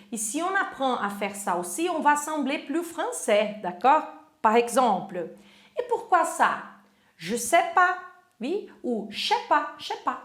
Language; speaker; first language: French; non-native, fluent; Portuguese